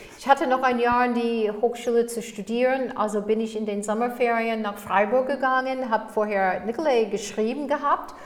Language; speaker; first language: German; non-native, fluent; English